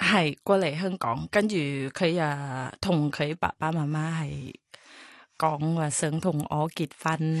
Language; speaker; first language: Cantonese; non-native, learner; Thai